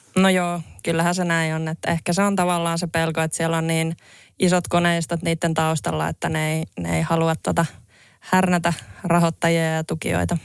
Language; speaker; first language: Finnish; native; Finnish